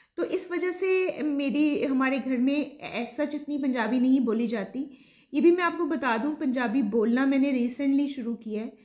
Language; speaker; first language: Urdu; native; Urdu